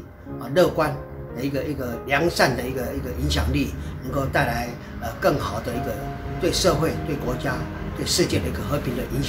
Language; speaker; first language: Chinese; native; Chinese